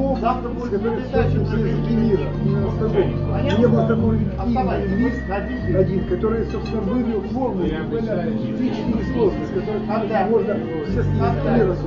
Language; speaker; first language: Russian; native; Russian